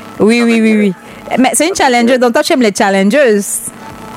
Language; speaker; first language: French; native; French